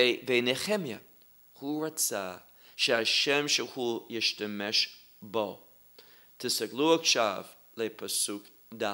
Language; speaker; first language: Hebrew; non-native, fluent; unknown